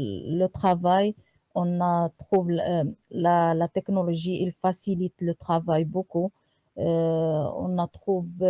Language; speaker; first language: French; non-native, learner; Arabic